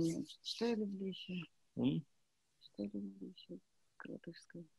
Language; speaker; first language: Latvian; non-native, learner; Kazakh